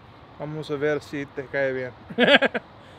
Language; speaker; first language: Spanish; non-native, learner; English